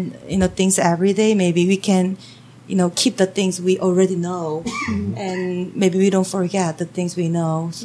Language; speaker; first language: English; non-native, fluent; Korean